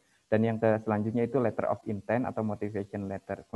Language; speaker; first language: Indonesian; native; Indonesian